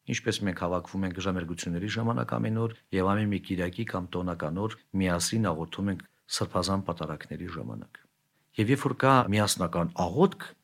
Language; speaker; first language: Armenian; native; Armenian